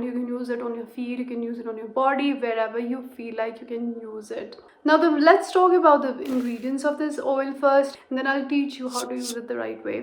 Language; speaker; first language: English; non-native, local second language; Hindi